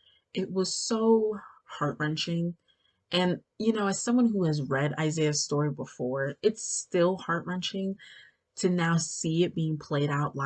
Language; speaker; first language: English; native; English